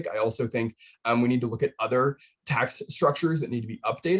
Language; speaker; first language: English; native; English